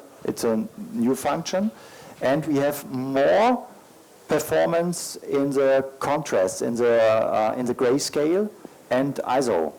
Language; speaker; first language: English; non-native, learner; German